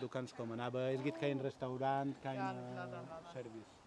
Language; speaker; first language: German; non-native, learner; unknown